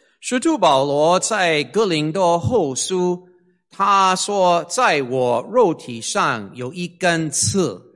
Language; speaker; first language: Chinese; non-native, fluent; English